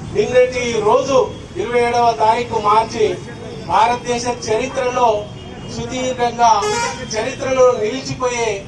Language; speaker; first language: Telugu; non-native, local second language; Lambadi